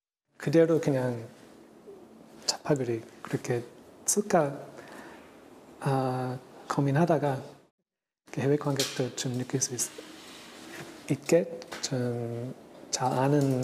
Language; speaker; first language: Korean; non-native, fluent; English